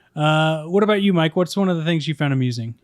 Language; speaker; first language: English; native; English